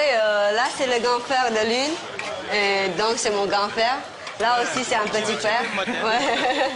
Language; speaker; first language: French; non-native, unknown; Chinese